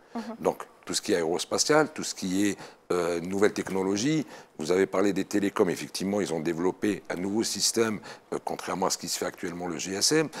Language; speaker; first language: French; non-native, local second language; Arabic